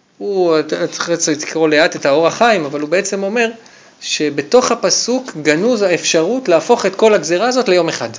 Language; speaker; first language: Hebrew; native; Hebrew